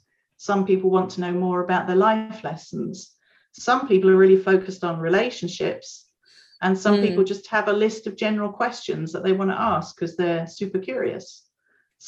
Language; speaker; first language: English; native; English